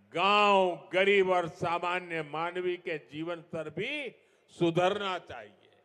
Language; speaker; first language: Hindi; non-native, local second language; Gujarati